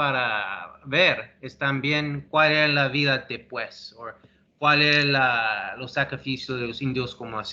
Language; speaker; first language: Spanish; early bilingual, heritage; English